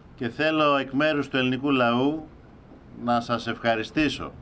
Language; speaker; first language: Greek; native; Greek